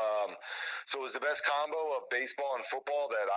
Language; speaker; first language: English; native; English